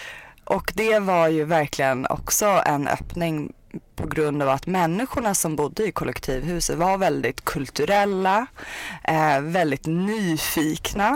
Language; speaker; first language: Swedish; early bilingual, other home language; Persian